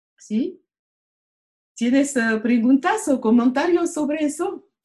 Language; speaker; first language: Spanish; non-native, learner; French